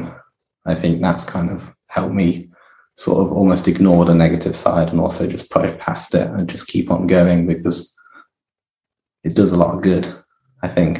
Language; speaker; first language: English; native; English